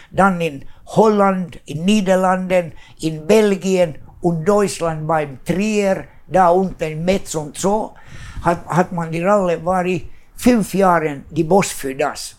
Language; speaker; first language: German; non-native, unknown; Swedish